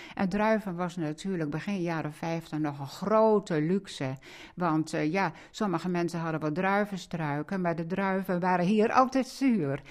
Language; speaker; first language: Dutch; native; Dutch